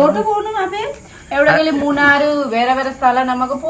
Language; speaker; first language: Malayalam; non-native, fluent; Nepali